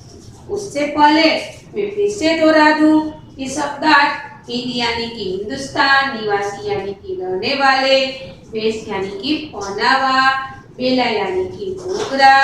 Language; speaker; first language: Hindi; non-native, local second language; Gujarati